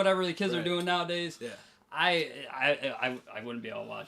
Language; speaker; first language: English; native; English